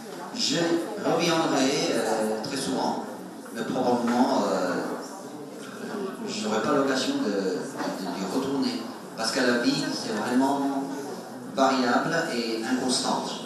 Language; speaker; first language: French; non-native, fluent; Chinese